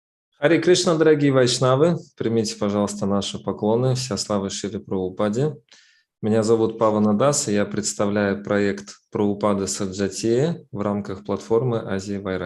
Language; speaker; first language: Russian; native; Russian